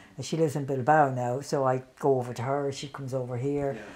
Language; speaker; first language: English; native; English